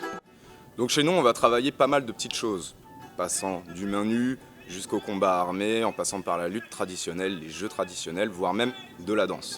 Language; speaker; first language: French; native; French